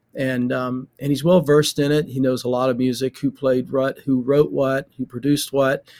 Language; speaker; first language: English; native; English